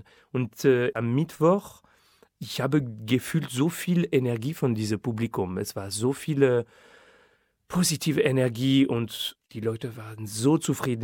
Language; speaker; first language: German; non-native, fluent; French